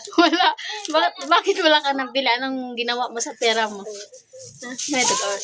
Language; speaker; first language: Filipino; non-native, local second language; Cebuano